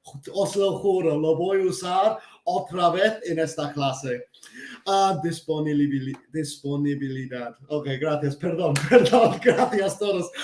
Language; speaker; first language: Spanish; non-native, fluent; English